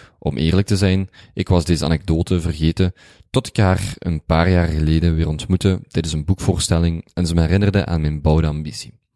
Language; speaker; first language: Dutch; native; Dutch